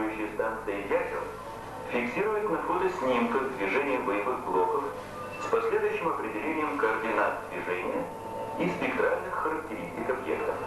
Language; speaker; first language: Russian; native; Russian